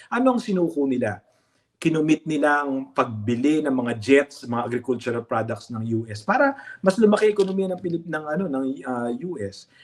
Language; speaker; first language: Filipino; native; Filipino